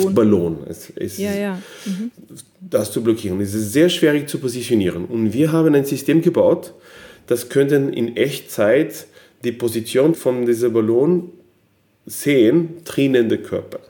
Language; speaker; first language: German; non-native, fluent; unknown